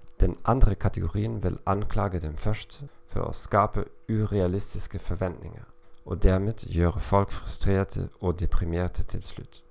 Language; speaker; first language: Norwegian; non-native, learner; German